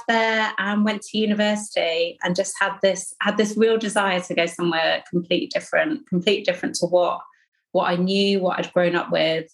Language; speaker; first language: English; native; English